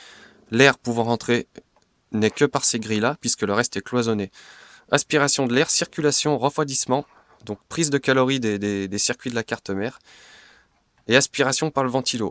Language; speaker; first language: French; native; French